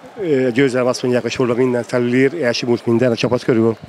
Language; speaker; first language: Hungarian; native; Hungarian